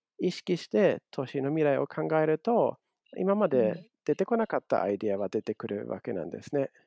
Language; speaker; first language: Japanese; non-native, fluent; German